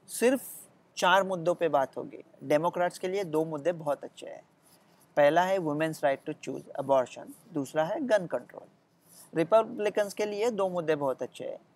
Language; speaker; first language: Hindi; non-native, local second language; Marathi